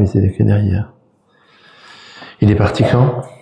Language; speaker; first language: French; native; French